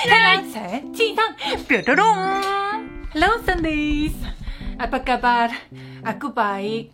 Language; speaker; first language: Indonesian; non-native, fluent; Korean